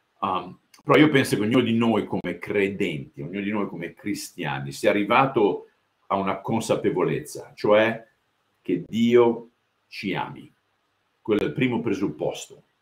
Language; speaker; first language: Italian; early bilingual, heritage; Italian